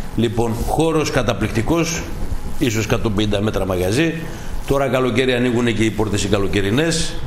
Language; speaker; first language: Greek; native; Greek